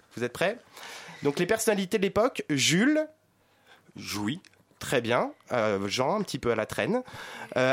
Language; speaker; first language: French; native; French